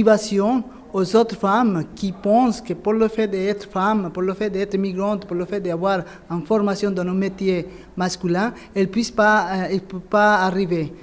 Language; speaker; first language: French; non-native, fluent; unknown